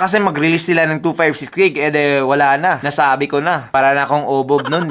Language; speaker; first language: Filipino; native; Filipino